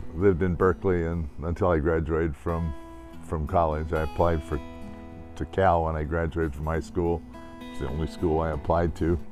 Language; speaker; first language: English; native; English